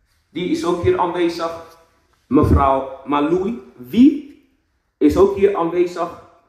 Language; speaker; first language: Dutch; non-native, fluent; Akan